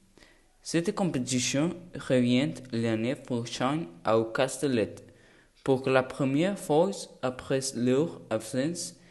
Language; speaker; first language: French; non-native, learner; Spanish